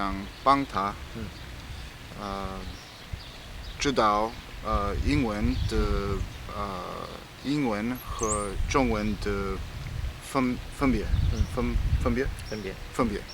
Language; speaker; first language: Chinese; non-native, learner; English